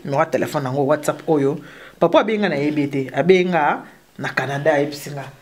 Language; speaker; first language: Lingala; native; Lingala